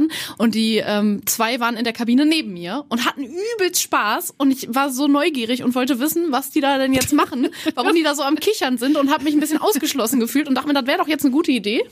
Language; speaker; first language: German; native; German